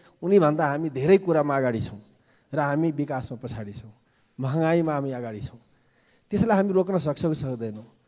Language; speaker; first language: Nepali; non-native, local second language; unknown